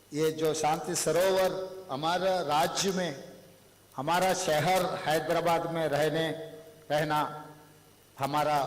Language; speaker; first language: Hindi; non-native, local second language; Telugu